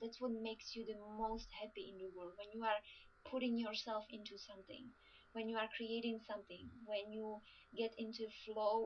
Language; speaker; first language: English; non-native, fluent; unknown